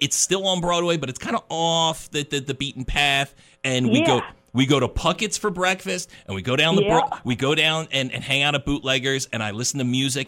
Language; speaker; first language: English; native; English